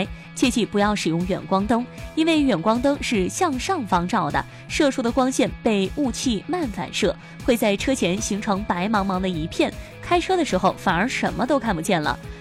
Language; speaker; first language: Chinese; native; Chinese